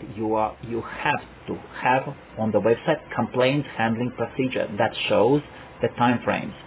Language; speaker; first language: English; non-native, fluent; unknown